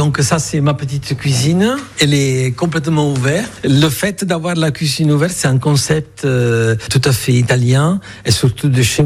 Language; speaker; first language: French; non-native, fluent; Italian